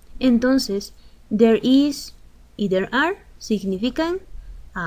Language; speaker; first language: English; non-native, learner; Spanish